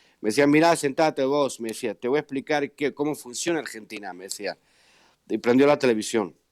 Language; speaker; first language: Spanish; native; Spanish